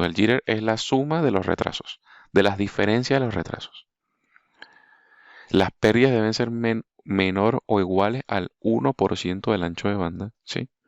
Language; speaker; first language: Spanish; native; Spanish